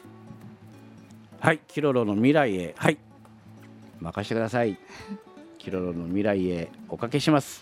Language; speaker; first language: Japanese; native; Japanese